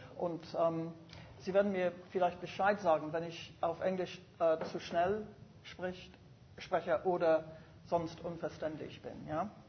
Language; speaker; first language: German; non-native, fluent; English